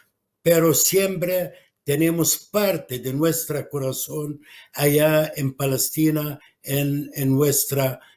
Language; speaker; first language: Spanish; non-native, fluent; Arabic